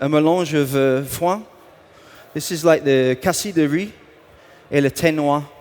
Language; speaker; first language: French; non-native, learner; English